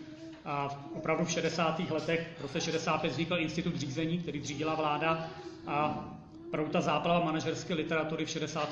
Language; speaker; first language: Czech; native; Czech